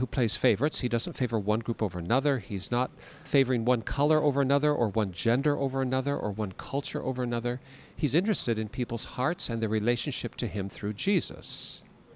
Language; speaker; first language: English; native; English